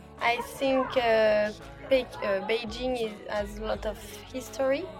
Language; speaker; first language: English; non-native, fluent; French